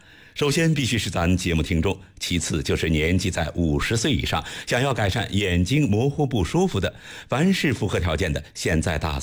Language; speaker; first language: Chinese; native; Chinese